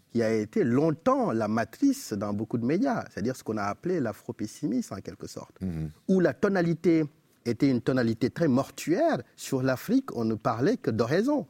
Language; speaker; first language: French; non-native, local second language; Wolof